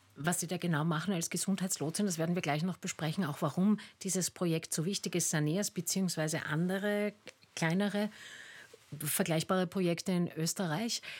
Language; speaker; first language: German; native; German